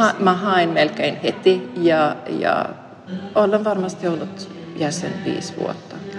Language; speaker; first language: Finnish; non-native, fluent; Swedish